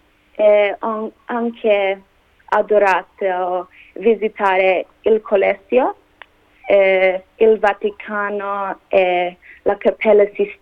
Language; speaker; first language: Italian; non-native, learner; English